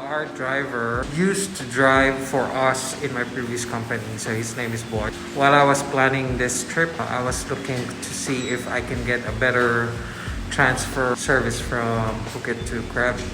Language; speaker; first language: English; non-native, local second language; Filipino